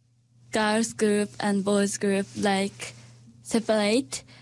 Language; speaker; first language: English; non-native, learner; Japanese